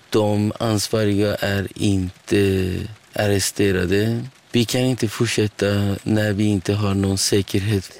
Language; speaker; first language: Swedish; non-native, fluent; Persian